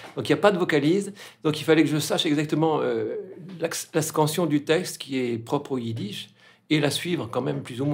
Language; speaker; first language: French; native; French